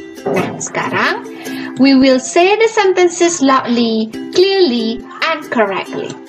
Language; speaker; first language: English; non-native, fluent; Indonesian